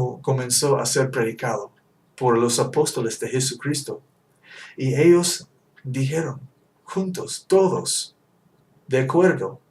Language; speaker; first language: Spanish; non-native, fluent; English